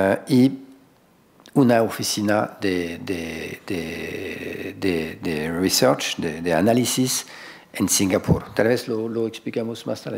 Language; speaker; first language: Spanish; non-native, fluent; French